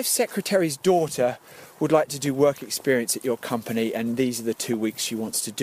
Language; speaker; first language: English; native; English